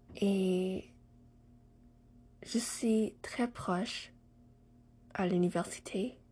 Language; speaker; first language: French; non-native, learner; English